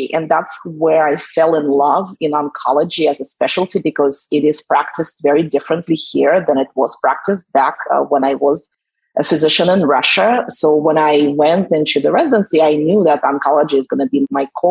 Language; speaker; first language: English; non-native, fluent; Russian